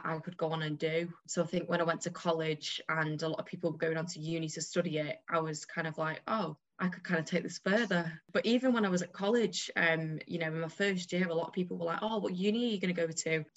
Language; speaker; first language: English; native; English